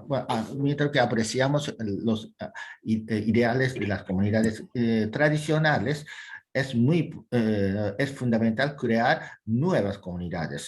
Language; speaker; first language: Spanish; non-native, fluent; Japanese